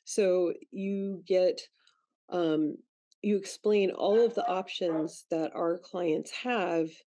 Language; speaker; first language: English; native; English